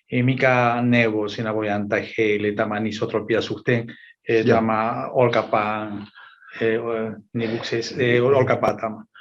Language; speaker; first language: Finnish; non-native, learner; Spanish